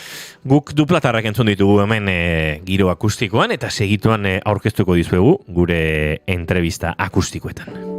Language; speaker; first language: Basque; native; Basque